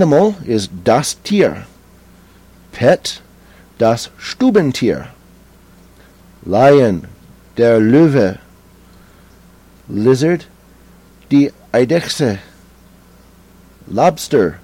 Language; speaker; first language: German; non-native, learner; English